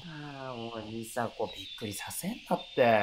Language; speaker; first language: Japanese; native; Japanese